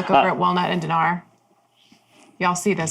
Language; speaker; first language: English; native; English